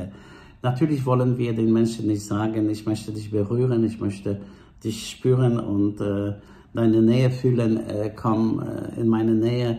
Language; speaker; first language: German; non-native, fluent; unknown